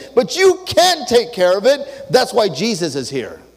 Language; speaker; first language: English; early bilingual, other home language; Spanish